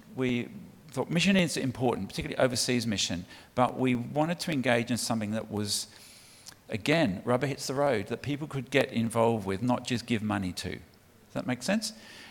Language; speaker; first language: English; native; English